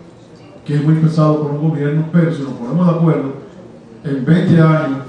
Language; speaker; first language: Spanish; native; Spanish